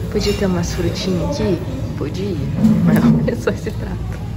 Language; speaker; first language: Portuguese; native; Portuguese